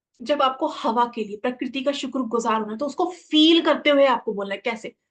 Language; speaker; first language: Hindi; native; Hindi